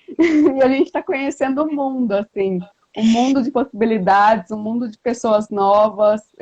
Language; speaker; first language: Portuguese; native; Portuguese